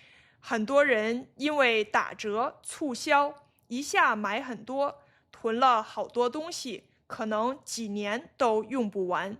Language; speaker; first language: Chinese; native; Chinese